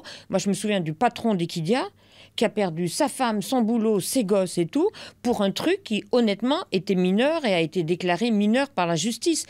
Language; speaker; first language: French; native; French